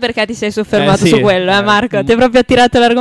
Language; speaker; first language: Italian; native; Italian